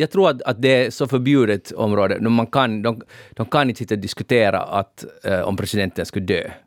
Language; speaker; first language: Swedish; native; Swedish